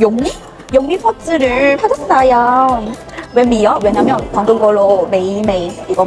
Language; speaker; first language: Korean; non-native, learner; Cantonese